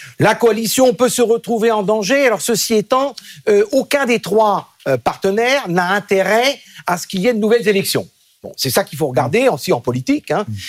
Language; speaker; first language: French; native; French